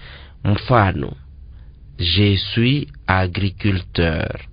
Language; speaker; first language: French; non-native, local second language; Swahili